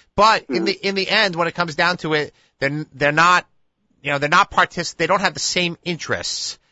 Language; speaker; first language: English; native; English